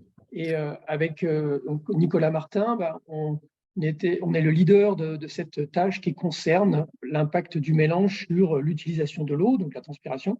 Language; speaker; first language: French; native; French